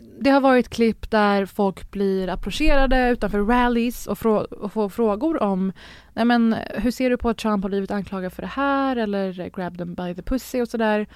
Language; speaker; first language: Swedish; native; Swedish